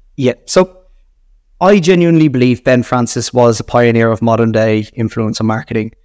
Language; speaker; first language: English; native; English